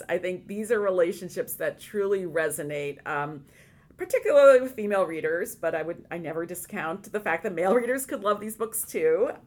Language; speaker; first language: English; native; English